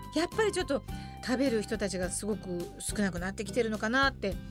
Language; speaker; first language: Japanese; native; Japanese